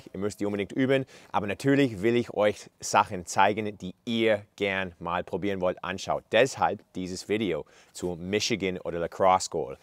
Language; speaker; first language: German; non-native, fluent; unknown